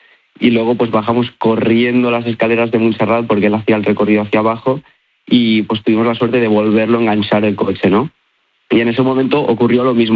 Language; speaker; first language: Spanish; native; Spanish